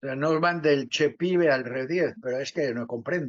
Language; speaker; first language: Spanish; native; Spanish